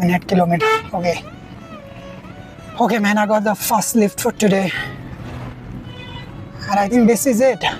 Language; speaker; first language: English; non-native, learner; Hindi